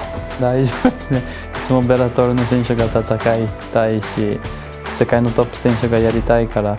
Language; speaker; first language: Japanese; non-native, learner; Portuguese